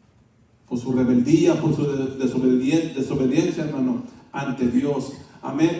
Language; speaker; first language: Spanish; native; Spanish